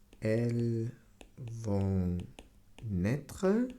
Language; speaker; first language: French; non-native, fluent; Spanish